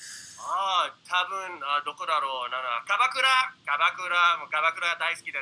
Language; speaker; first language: Japanese; non-native, learner; English